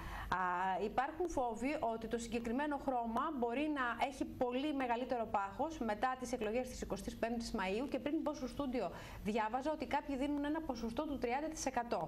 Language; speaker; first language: Greek; native; Greek